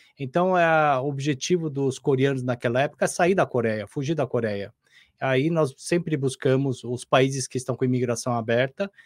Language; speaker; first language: Portuguese; non-native, fluent; Korean